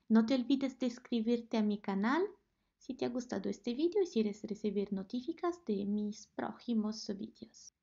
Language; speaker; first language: Spanish; non-native, fluent; Italian